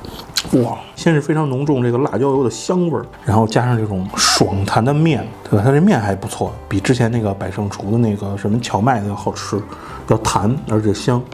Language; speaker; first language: Chinese; native; Chinese